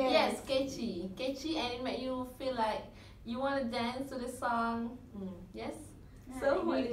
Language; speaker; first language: English; non-native, local second language; Malay